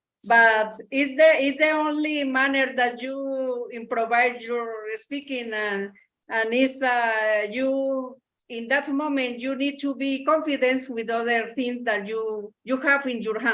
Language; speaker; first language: English; non-native, learner; Spanish